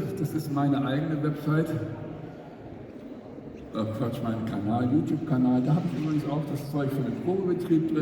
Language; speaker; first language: German; native; German